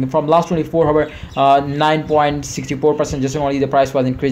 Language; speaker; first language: English; non-native, learner; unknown